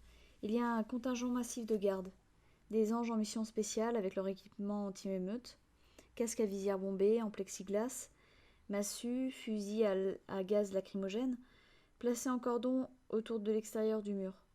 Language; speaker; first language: French; native; French